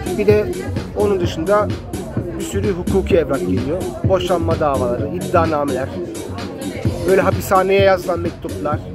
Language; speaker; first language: Turkish; early bilingual, heritage; German